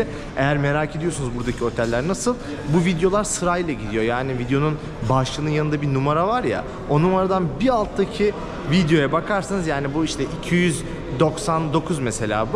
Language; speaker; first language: Turkish; native; Turkish